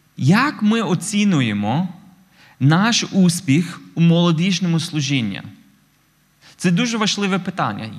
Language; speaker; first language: Ukrainian; non-native, fluent; English